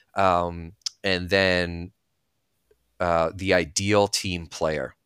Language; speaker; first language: English; early bilingual, other home language; Bulgarian